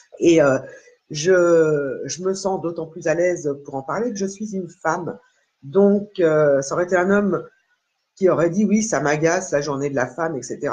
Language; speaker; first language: French; native; French